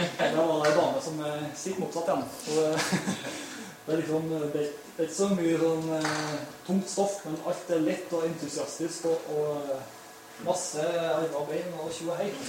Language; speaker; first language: Norwegian; native; Norwegian